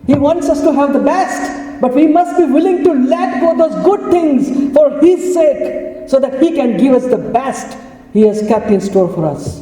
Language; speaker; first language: English; non-native, local second language; Gujarati